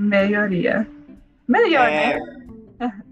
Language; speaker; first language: Portuguese; non-native, learner; English